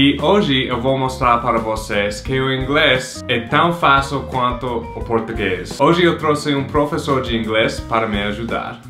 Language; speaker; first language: Portuguese; non-native, fluent; English